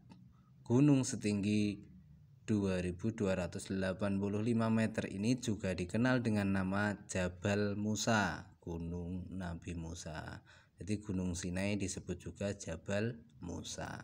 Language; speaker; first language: Indonesian; native; Indonesian